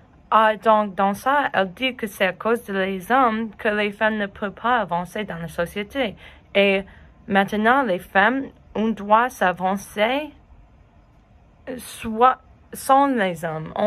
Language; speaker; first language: French; non-native, learner; English